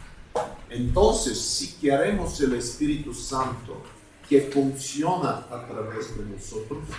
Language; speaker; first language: Spanish; non-native, fluent; Bulgarian